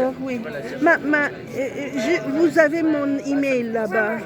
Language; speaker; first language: French; non-native, learner; Italian